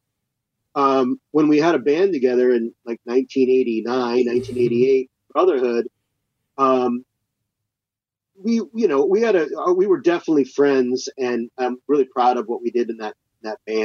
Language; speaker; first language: English; native; English